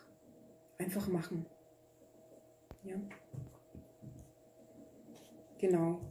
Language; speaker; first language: German; early bilingual, other home language; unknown